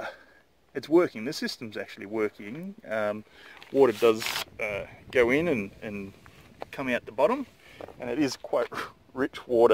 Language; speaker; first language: English; native; English